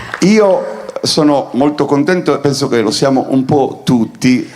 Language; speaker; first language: Italian; native; Italian